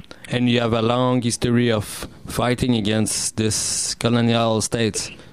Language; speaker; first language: English; non-native, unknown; French